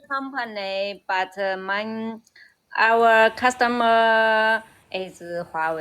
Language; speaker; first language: English; non-native, learner; Chinese